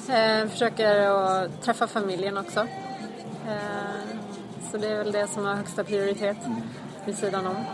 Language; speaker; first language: Swedish; native; Swedish